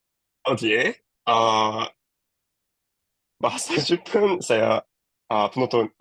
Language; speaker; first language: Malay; non-native, learner; Japanese